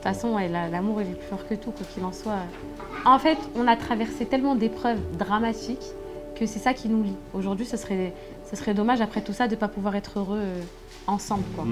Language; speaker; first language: French; native; French